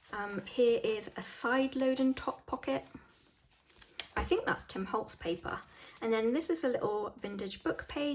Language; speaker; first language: English; native; English